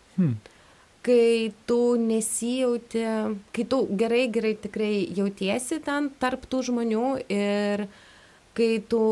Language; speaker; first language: Lithuanian; non-native, fluent; Russian